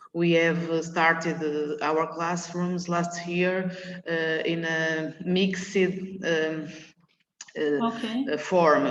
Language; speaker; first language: English; non-native, learner; Portuguese